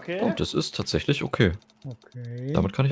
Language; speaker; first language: German; native; German